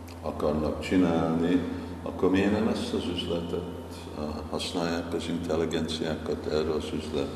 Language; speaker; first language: Hungarian; non-native, fluent; English